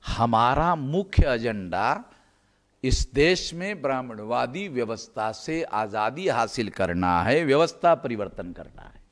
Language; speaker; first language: Hindi; non-native, local second language; Marathi